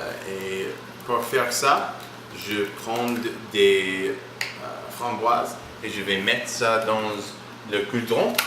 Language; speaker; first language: French; non-native, learner; English